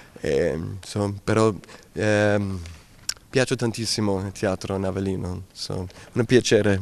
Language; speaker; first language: Italian; non-native, learner; English